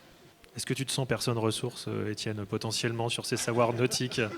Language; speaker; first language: French; native; French